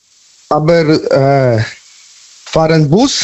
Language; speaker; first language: German; non-native, learner; Polish